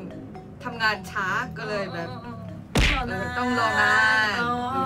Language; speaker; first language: Thai; non-native, learner; Korean